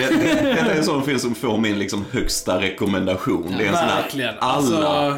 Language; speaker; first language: Swedish; native; Swedish